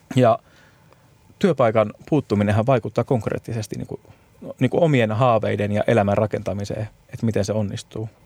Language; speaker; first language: Finnish; native; Finnish